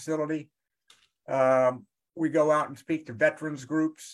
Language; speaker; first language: English; native; English